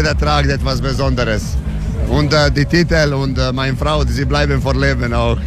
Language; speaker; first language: German; non-native, learner; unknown